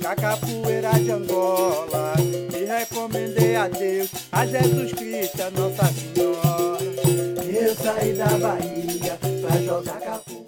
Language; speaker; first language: English; non-native, fluent; Portuguese